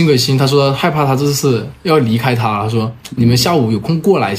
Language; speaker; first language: Chinese; native; Chinese